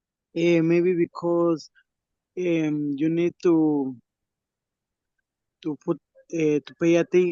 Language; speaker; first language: English; non-native, learner; Spanish